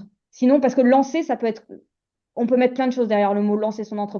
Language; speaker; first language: French; native; French